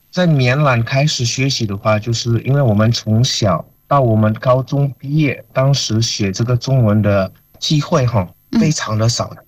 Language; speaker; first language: Chinese; non-native, fluent; Min Nan Chinese